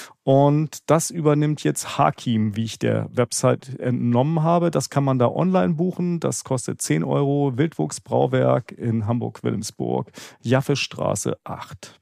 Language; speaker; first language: German; native; German